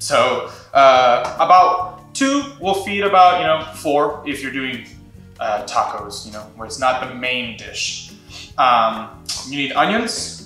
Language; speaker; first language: English; native; English